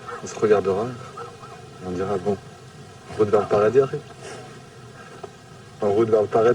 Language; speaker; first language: French; native; French